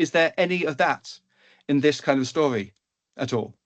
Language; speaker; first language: English; native; English